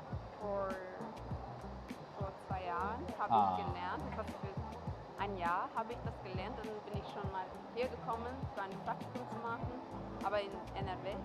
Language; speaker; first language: German; non-native, learner; Azerbaijani